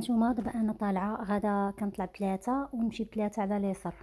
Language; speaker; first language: Arabic; native; Arabic